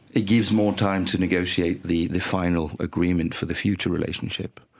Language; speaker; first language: English; non-native, fluent; Danish